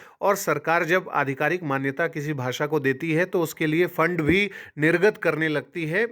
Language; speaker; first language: Hindi; native; Hindi